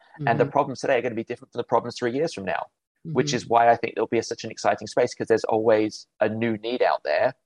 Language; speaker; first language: English; native; English